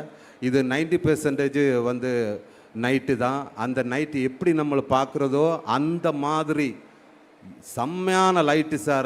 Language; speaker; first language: Tamil; non-native, learner; Malayalam